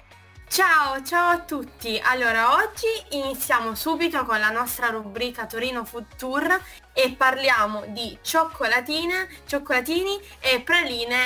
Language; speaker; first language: Italian; native; Italian